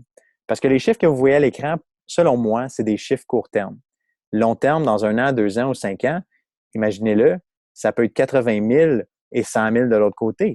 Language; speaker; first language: French; native; French